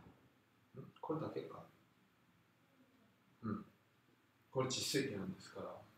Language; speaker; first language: Japanese; non-native, fluent; Korean